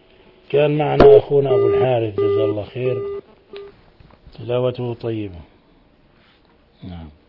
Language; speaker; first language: Arabic; native; Arabic